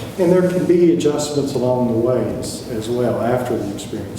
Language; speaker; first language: English; native; English